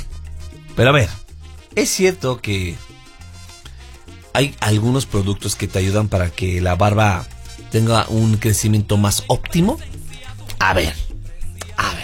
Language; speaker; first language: Spanish; native; Spanish